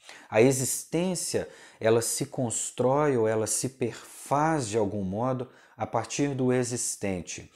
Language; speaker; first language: Portuguese; native; Portuguese